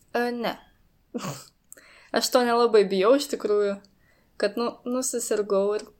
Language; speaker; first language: Lithuanian; native; Lithuanian